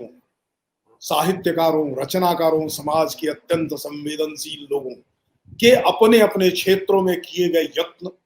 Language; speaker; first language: Hindi; native; Hindi